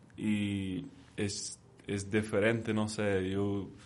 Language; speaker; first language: Spanish; early bilingual, heritage; Spanish